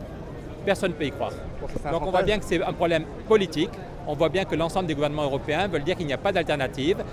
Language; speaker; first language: French; native; French